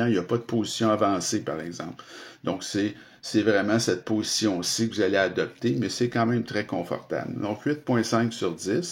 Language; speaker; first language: French; native; French